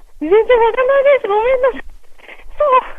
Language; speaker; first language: Japanese; non-native, learner; English